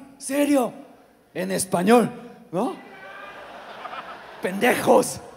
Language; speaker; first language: Spanish; non-native, learner; Korean